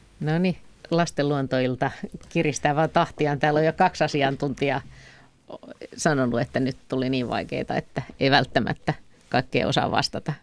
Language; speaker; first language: Finnish; native; Finnish